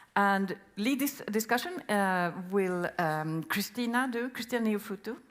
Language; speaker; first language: English; non-native, fluent; Swedish